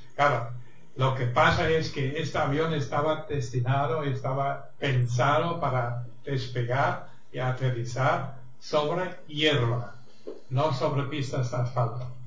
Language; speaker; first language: Spanish; non-native, fluent; German